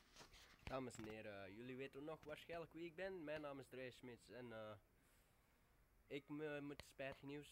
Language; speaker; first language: Dutch; native; Dutch